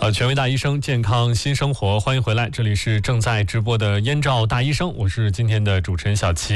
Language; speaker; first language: Chinese; native; Chinese